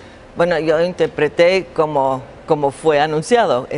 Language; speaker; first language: Spanish; non-native, fluent; English